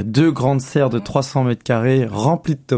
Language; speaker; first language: French; native; French